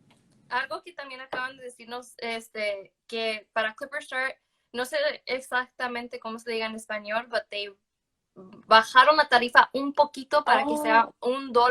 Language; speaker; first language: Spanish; early bilingual, other home language; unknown